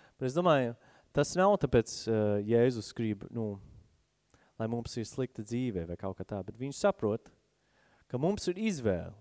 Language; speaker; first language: Latvian; non-native, fluent; English